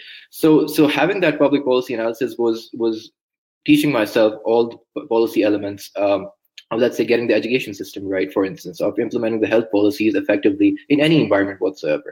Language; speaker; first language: English; non-native, local second language; Urdu